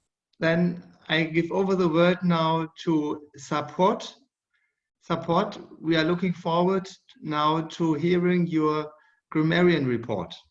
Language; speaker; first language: English; non-native, fluent; German